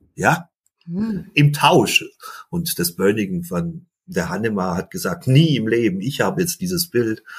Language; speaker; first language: German; early bilingual, other home language; Dutch